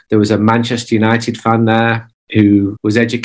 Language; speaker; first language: English; native; English